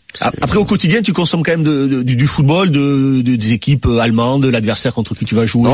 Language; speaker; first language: French; native; French